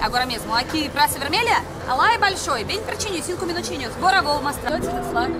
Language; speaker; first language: Portuguese; non-native, learner; Russian